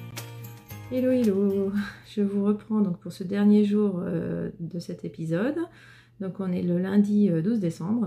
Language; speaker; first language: French; native; French